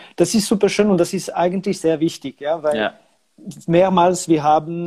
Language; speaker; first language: German; non-native, local second language; French